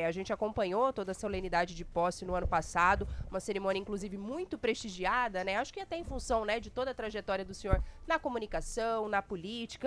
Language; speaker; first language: Portuguese; native; Portuguese